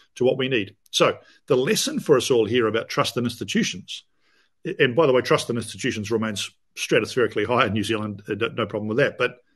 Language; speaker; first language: English; native; English